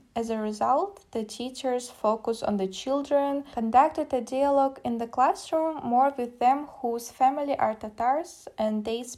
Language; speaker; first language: English; non-native, fluent; Russian